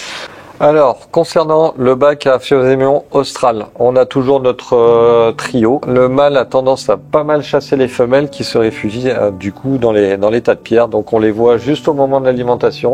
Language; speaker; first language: French; native; French